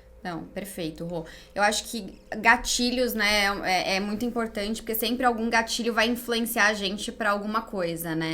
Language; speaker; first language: Portuguese; native; Portuguese